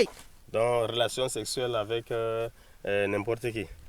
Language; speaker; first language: French; non-native, local second language; Fula